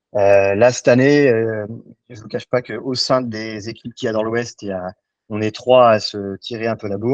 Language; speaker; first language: French; native; French